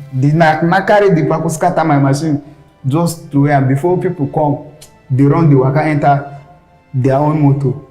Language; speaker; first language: Nigerian Pidgin; non-native, local second language; Hausa